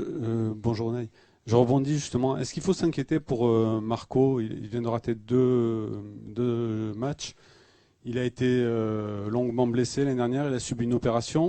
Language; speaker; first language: French; native; French